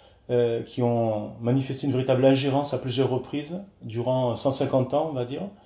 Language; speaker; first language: French; native; French